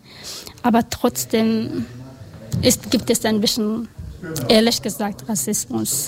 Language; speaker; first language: German; non-native, learner; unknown